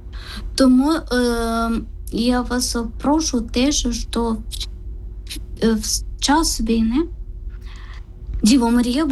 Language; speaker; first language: Ukrainian; non-native, learner; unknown